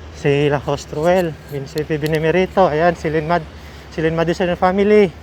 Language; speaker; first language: Filipino; native; Filipino